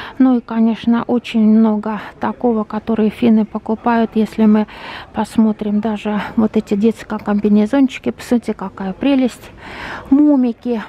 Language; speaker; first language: Russian; native; Russian